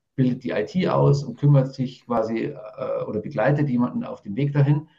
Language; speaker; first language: German; native; German